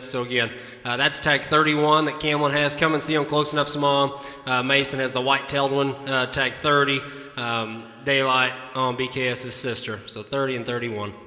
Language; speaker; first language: English; native; English